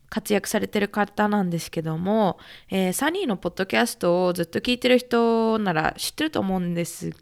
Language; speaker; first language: Japanese; native; Japanese